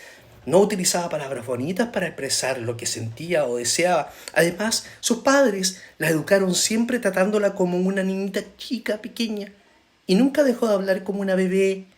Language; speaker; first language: Spanish; native; Spanish